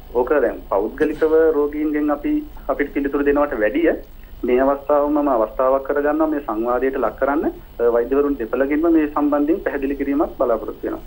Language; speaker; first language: Sinhala; native; Sinhala